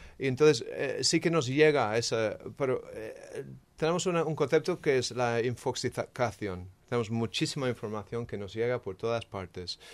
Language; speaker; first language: Spanish; non-native, fluent; English